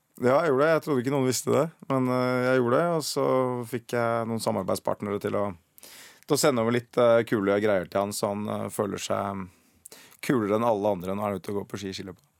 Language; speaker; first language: Norwegian; native; Norwegian